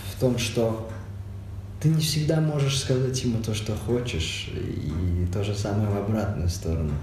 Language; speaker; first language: Russian; non-native, local second language; Uzbek